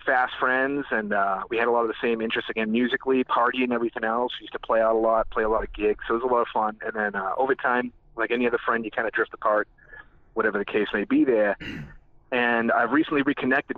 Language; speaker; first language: English; native; English